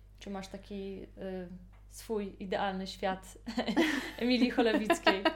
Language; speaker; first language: Polish; native; Polish